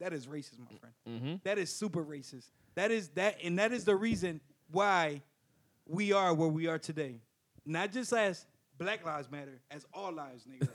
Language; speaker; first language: English; early bilingual, other home language; Spanish